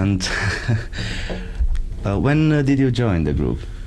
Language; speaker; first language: English; non-native, fluent; Romanian